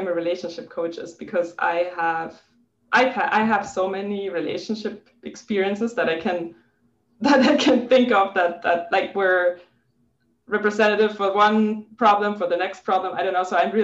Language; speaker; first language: English; non-native, fluent; German